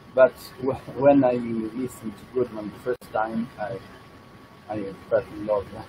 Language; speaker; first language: English; non-native, learner; Italian